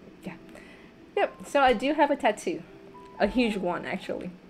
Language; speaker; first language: English; non-native, fluent; Vietnamese